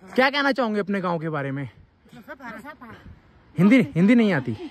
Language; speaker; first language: Hindi; native; Hindi